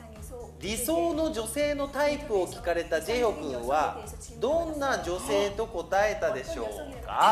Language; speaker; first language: Japanese; native; Japanese